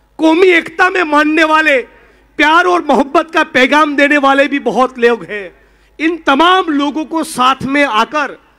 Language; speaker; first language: Hindi; non-native, local second language; Gujarati